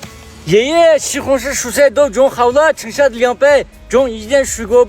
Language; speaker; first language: Chinese; non-native, local second language; Uyghur